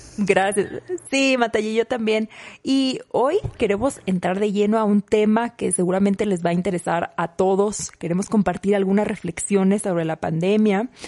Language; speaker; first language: Spanish; native; Spanish